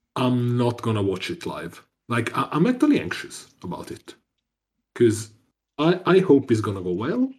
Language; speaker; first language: English; non-native, fluent; Italian